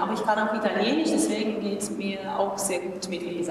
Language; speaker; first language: German; non-native, fluent; Russian